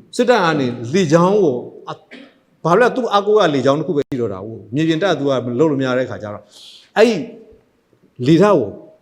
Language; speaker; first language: Burmese; non-native, local second language; S'gaw Karen